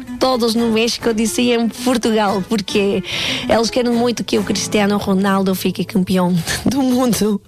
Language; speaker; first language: Portuguese; non-native, fluent; Spanish